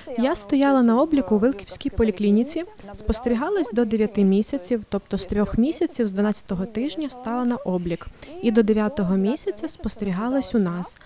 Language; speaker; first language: Ukrainian; native; Ukrainian